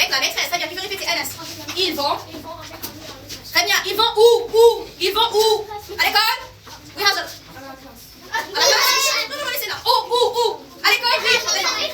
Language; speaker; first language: French; non-native, local second language; Arabic